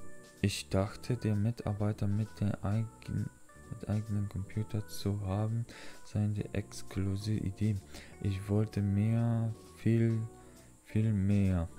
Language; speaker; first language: German; non-native, learner; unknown